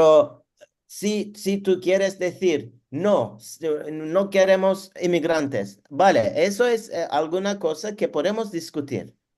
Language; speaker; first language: Spanish; non-native, learner; Turkish